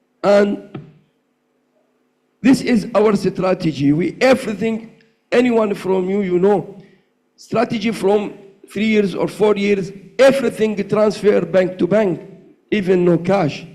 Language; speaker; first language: English; non-native, learner; Arabic